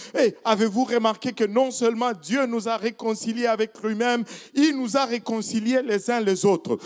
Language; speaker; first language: French; non-native, local second language; Swahili